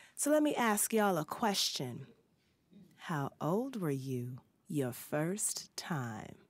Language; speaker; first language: English; native; English